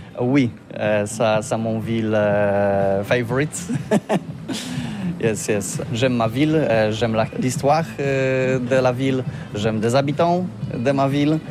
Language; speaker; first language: French; non-native, learner; Polish